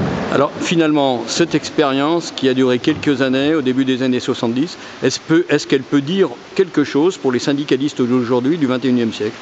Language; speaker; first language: French; native; French